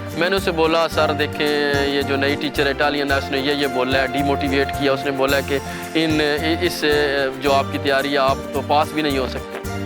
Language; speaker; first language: Urdu; non-native, local second language; Punjabi